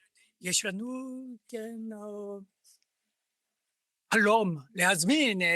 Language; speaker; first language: Hebrew; non-native, learner; Japanese